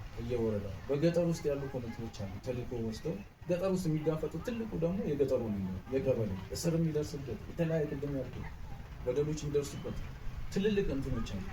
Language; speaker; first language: Amharic; non-native, local second language; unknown